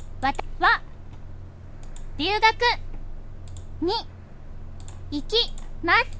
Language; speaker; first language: Japanese; non-native, learner; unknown